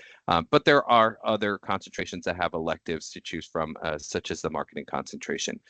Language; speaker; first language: English; native; English